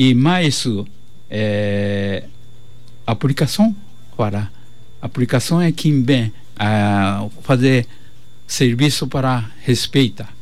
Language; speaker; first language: Portuguese; non-native, learner; Japanese